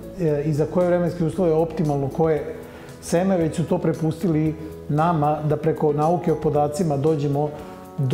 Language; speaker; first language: Serbian; native; Serbian